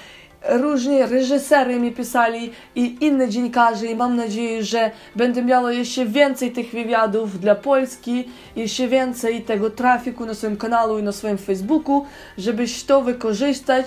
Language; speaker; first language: Polish; non-native, learner; Ukrainian